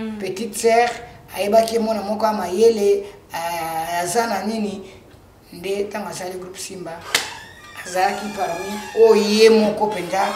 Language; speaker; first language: Lingala; native; Lingala